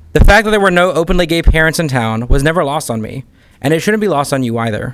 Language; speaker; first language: English; native; English